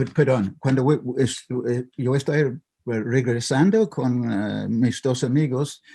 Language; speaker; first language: Spanish; non-native, fluent; English